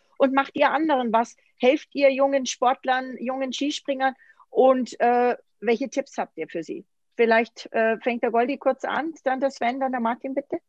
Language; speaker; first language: German; native; German